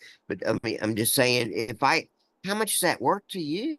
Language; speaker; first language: English; native; English